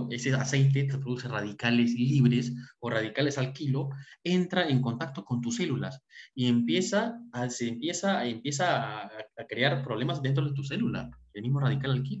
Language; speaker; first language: Spanish; native; Spanish